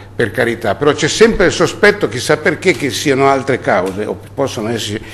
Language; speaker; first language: Italian; native; Italian